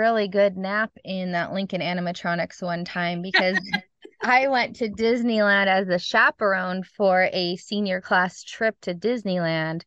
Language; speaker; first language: English; native; English